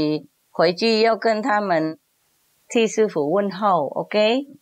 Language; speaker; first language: Chinese; non-native, fluent; Vietnamese